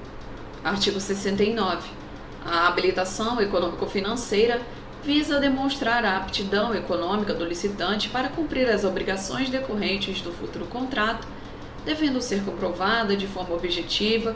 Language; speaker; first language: Portuguese; native; Portuguese